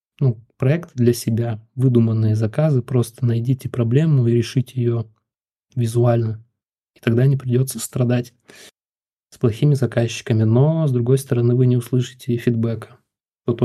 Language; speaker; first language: Russian; native; Russian